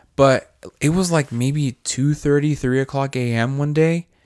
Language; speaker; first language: English; early bilingual, other home language; Spanish